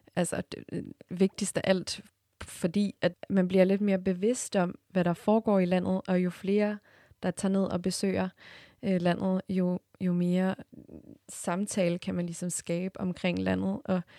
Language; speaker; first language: Danish; early bilingual, other home language; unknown